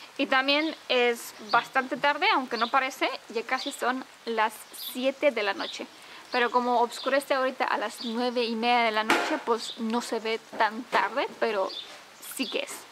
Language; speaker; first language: Spanish; non-native, fluent; Romanian